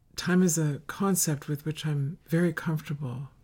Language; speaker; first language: English; native; English